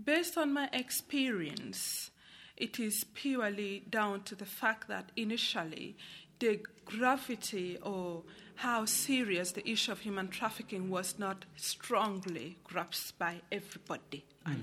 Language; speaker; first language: English; non-native, local second language; Acoli